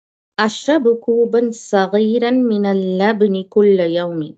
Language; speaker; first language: Arabic; non-native, learner; Tamil